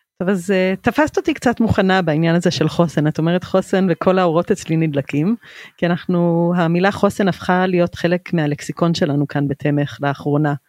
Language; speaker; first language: Hebrew; early bilingual, other home language; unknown